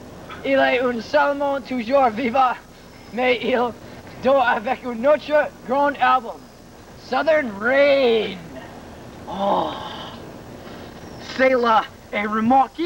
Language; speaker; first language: French; non-native, learner; English